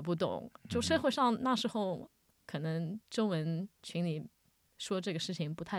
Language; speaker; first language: Chinese; early bilingual, heritage; Wu Chinese